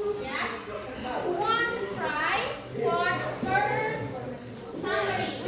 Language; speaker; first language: English; non-native, learner; Indonesian